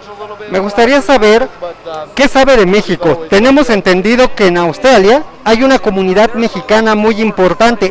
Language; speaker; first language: Spanish; native; Spanish